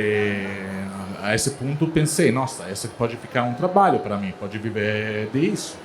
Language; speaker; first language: Portuguese; non-native, learner; Italian